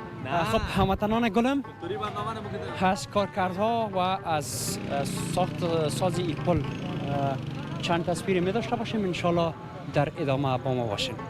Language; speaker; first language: Persian; native; Persian